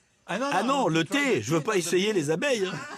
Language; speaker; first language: French; native; French